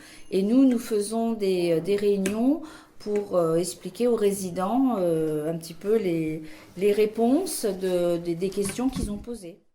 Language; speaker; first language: French; native; French